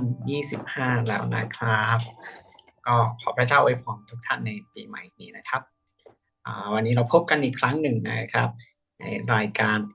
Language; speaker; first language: Thai; native; Thai